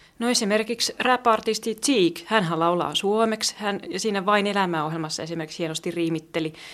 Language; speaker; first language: Finnish; native; Finnish